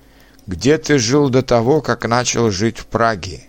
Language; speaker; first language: Russian; non-native, learner; Czech